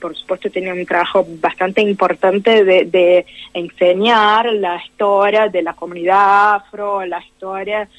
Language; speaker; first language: Spanish; non-native, fluent; Portuguese